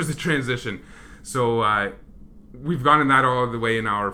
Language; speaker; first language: English; native; English